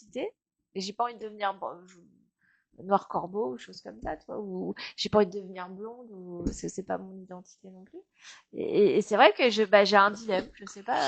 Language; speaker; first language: French; native; French